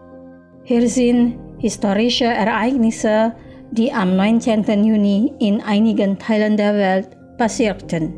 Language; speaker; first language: German; non-native, fluent; Indonesian